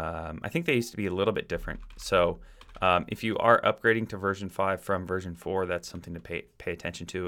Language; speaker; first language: English; native; English